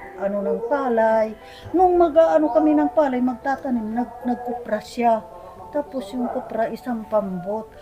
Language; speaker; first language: Filipino; non-native, local second language; Waray